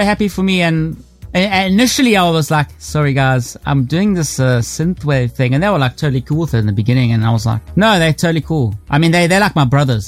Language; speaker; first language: English; native; English